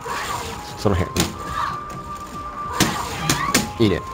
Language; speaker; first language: Japanese; native; Japanese